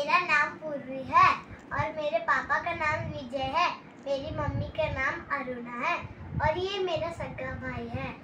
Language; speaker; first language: Hindi; non-native, local second language; Tamil